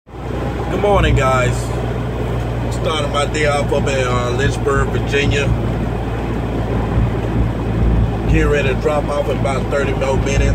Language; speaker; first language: English; native; English